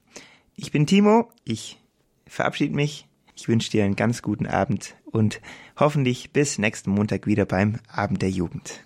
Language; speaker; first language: German; native; German